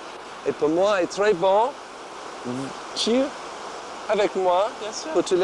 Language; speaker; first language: French; non-native, learner; English